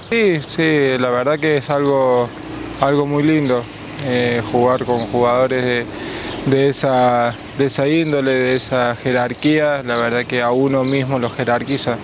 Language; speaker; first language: Spanish; native; Spanish